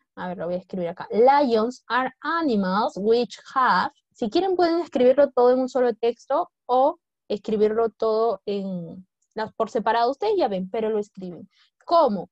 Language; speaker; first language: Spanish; native; Spanish